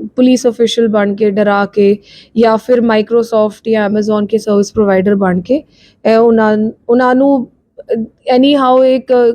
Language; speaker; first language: Punjabi; non-native, local second language; Hindi